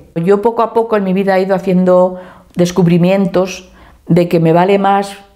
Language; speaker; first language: Spanish; native; Spanish